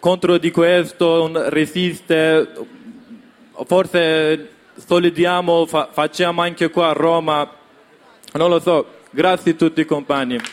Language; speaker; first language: Italian; non-native, learner; Kurdish